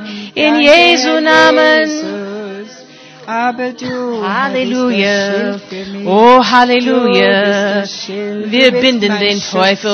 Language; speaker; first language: German; non-native, fluent; English